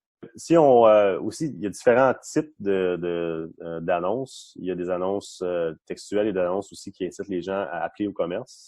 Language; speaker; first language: French; non-native, local second language; English